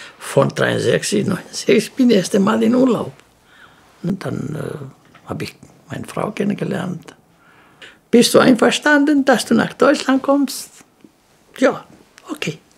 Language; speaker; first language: German; non-native, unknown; Greek